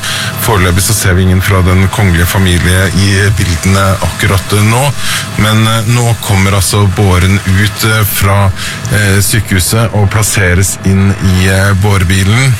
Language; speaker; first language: Norwegian; native; Norwegian